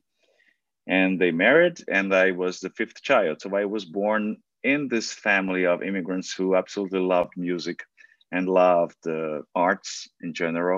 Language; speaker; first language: English; non-native, fluent; Portuguese